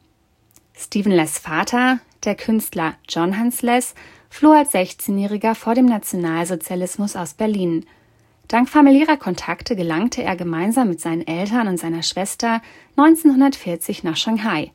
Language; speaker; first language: German; native; German